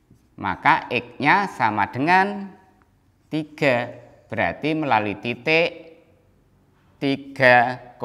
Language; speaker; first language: Indonesian; native; Indonesian